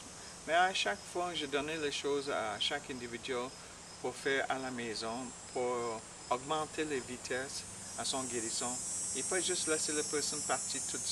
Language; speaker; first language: French; non-native, learner; English